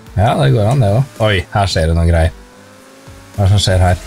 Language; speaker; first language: Norwegian; native; Norwegian